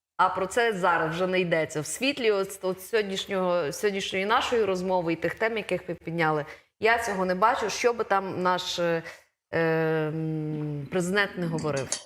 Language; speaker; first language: Ukrainian; native; Ukrainian